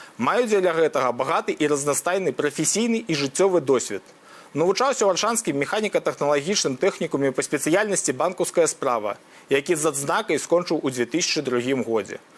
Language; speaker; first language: Belarusian; native; Belarusian